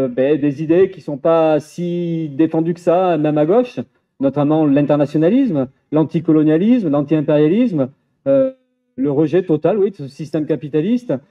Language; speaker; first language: French; native; French